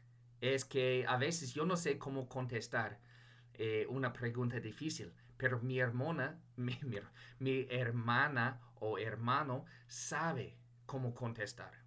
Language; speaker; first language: Spanish; non-native, fluent; English